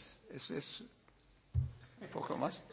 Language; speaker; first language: Spanish; non-native, learner; English